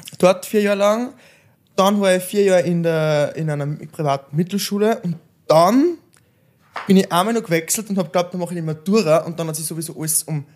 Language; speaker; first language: German; native; German